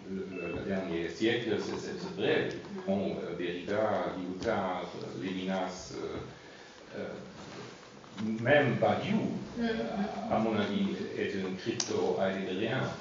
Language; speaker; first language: French; non-native, fluent; German